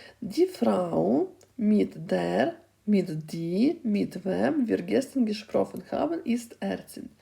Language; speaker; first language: German; non-native, fluent; Ukrainian